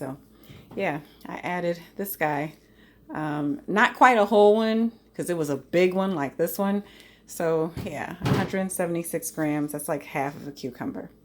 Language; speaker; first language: English; native; English